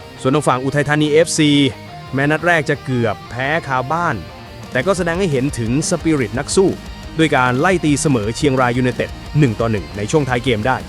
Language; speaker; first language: Thai; native; Thai